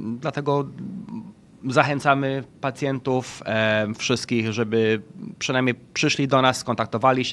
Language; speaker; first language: Polish; early bilingual, heritage; Polish